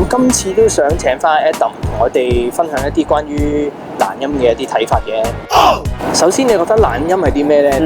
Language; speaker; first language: Cantonese; native; Cantonese